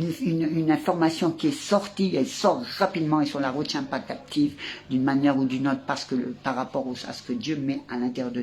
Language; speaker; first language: French; native; French